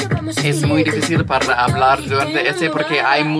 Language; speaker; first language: Spanish; non-native, learner; English